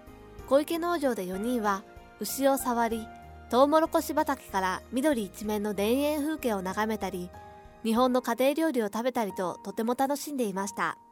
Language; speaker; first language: Japanese; native; Japanese